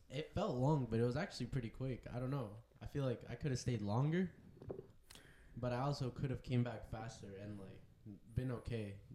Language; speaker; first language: English; early bilingual, other home language; Spanish